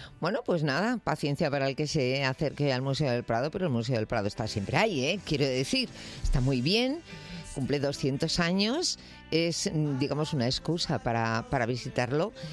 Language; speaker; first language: Spanish; native; Spanish